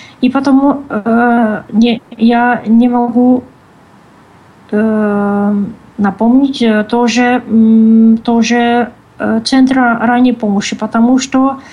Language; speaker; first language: Russian; non-native, learner; Czech